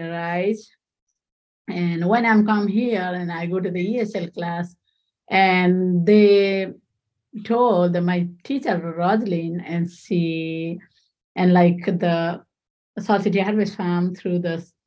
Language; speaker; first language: English; non-native, learner; Nepali